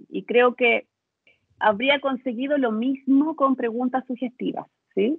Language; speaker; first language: Spanish; native; Spanish